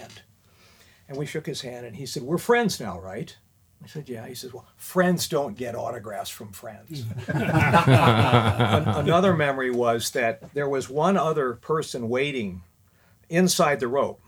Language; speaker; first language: English; native; English